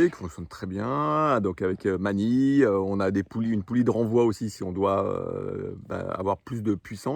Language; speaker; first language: French; native; French